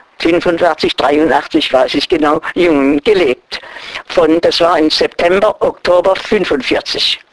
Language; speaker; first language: German; non-native, local second language; French